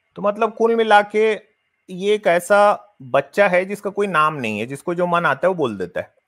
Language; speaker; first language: Hindi; native; Hindi